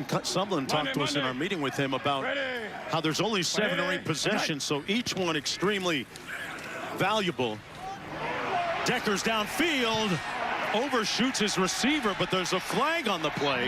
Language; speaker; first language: English; native; English